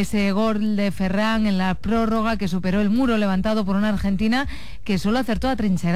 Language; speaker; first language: Spanish; native; Spanish